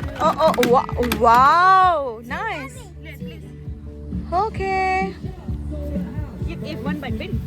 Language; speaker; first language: English; non-native, local second language; Bangla